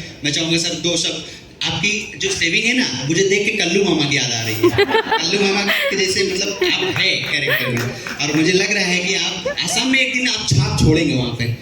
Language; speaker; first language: Hindi; native; Hindi